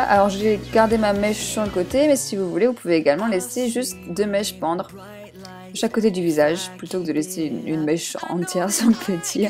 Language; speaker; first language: French; native; French